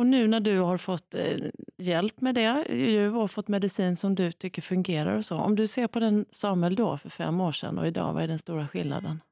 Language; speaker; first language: Swedish; native; Swedish